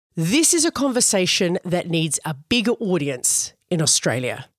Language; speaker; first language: English; native; English